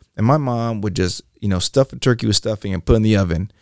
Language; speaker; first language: English; early bilingual, other home language; Filipino